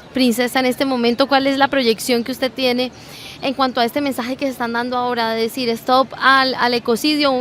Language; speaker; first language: Spanish; native; Spanish